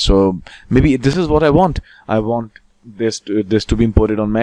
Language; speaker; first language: English; non-native, local second language; Hindi